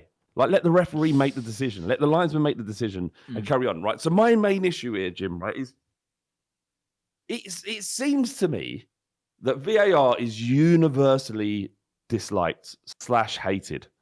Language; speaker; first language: English; native; English